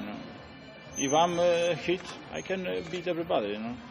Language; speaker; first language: English; non-native, learner; Polish